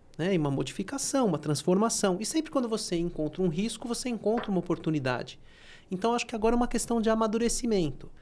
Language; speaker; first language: Portuguese; native; Portuguese